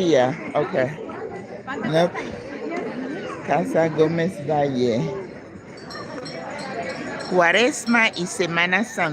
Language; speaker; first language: Spanish; non-native, learner; English